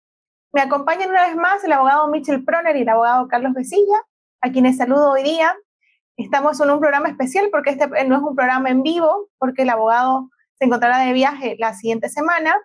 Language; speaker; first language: Spanish; native; Spanish